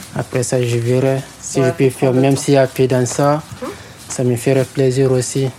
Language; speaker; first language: French; non-native, learner; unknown